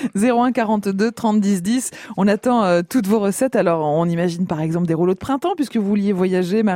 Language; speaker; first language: French; native; French